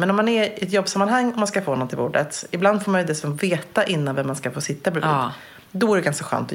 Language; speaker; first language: Swedish; native; Swedish